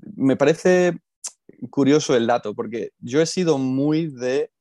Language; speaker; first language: Spanish; early bilingual, heritage; Spanish